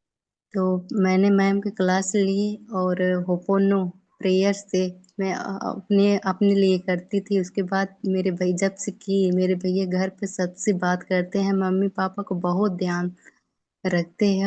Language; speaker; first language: Hindi; native; Hindi